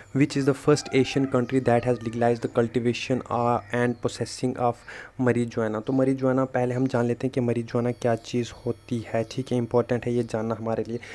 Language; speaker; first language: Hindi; non-native, local second language; Kashmiri